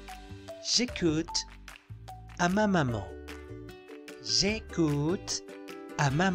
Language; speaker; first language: French; non-native, learner; Spanish